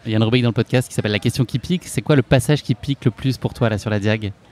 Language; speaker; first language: French; native; French